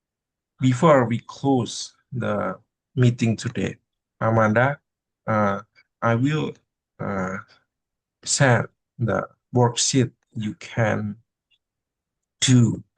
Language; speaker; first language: English; non-native, learner; Indonesian